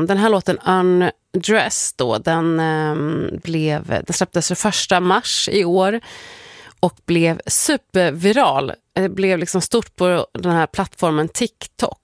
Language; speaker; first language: Swedish; native; Swedish